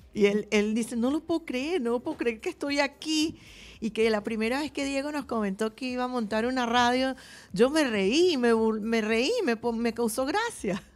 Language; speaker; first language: Spanish; native; Spanish